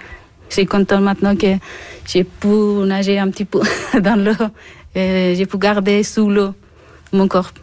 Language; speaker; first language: French; non-native, learner; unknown